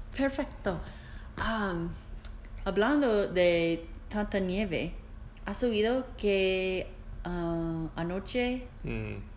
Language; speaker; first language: Spanish; non-native, learner; English